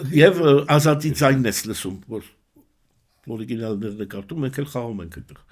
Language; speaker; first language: Armenian; early bilingual, heritage; Armenian